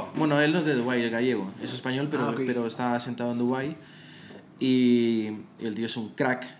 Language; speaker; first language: Spanish; native; Spanish